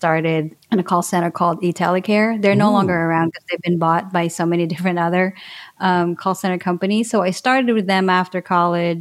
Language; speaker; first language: English; non-native, local second language; Filipino